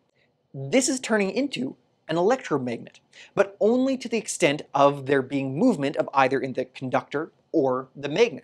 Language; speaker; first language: English; native; English